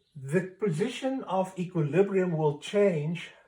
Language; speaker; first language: English; non-native, local second language; Afrikaans